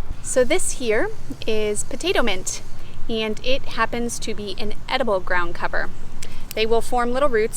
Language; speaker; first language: English; native; English